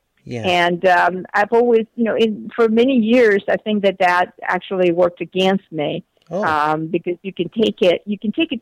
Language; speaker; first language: English; non-native, fluent; Spanish